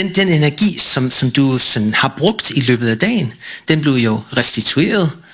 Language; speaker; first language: Danish; non-native, fluent; English